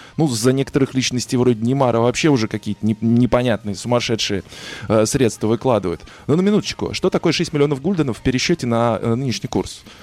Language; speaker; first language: Russian; native; Russian